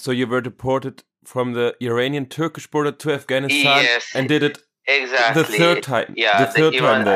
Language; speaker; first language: English; non-native, fluent; German